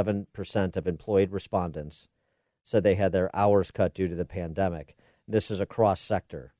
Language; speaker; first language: English; native; English